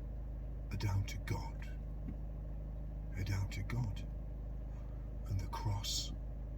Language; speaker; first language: English; native; English